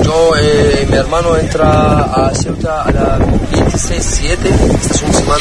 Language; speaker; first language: Spanish; non-native, learner; Arabic